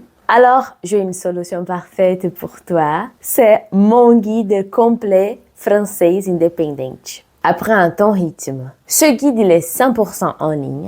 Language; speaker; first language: French; non-native, fluent; Portuguese